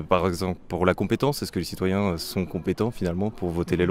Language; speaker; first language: French; native; French